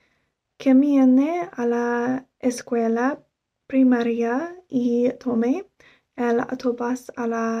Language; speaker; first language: Spanish; non-native, learner; English